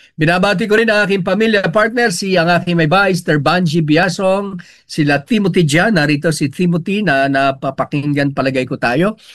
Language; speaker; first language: Filipino; native; Filipino